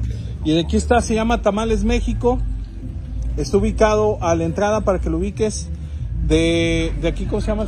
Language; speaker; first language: Spanish; native; Spanish